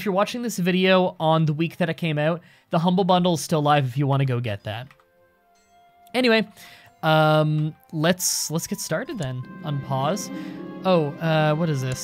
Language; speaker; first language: English; native; English